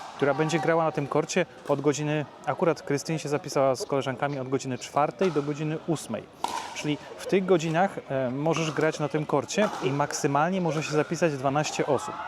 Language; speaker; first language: Polish; native; Polish